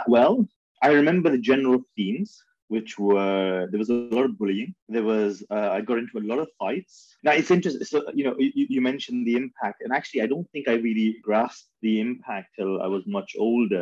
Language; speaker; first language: English; early bilingual, other home language; Urdu